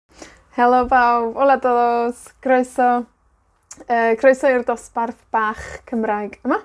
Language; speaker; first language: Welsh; non-native, fluent; Spanish